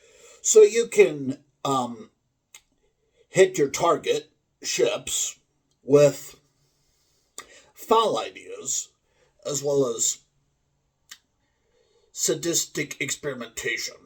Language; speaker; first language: English; native; English